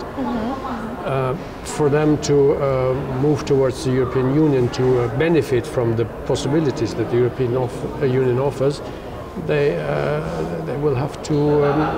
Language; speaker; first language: English; non-native, fluent; German